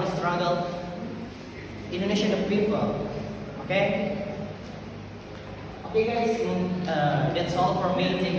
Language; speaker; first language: English; non-native, learner; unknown